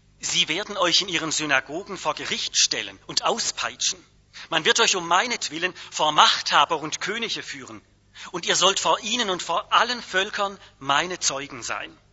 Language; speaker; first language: German; native; German